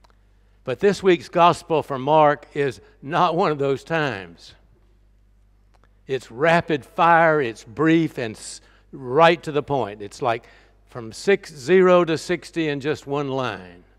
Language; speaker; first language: English; native; English